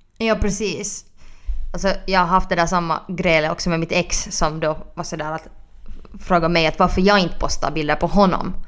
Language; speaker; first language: Swedish; native; Swedish